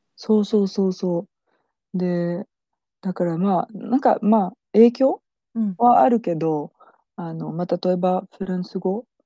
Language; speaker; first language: Japanese; non-native, fluent; French